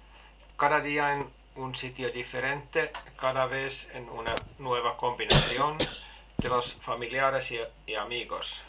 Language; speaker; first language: Spanish; non-native, fluent; Finnish